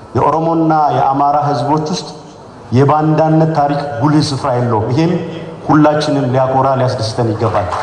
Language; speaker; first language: Amharic; non-native, local second language; Oromo